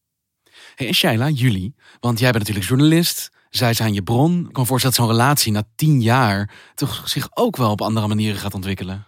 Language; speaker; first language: Dutch; native; Dutch